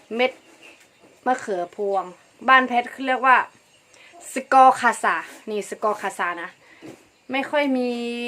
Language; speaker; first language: Thai; non-native, local second language; Karen languages